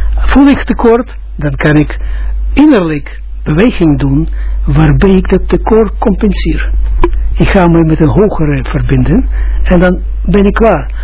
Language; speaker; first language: Dutch; non-native, fluent; Russian